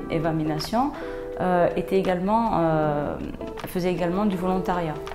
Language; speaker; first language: English; non-native, learner; French